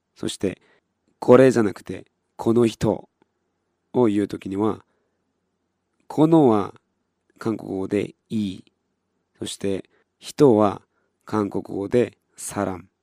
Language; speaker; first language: Japanese; non-native, fluent; Korean